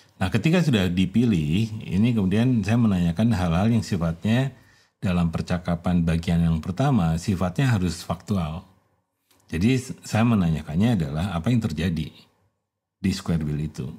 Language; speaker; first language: Indonesian; native; Indonesian